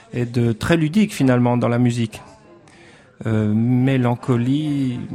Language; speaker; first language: French; native; French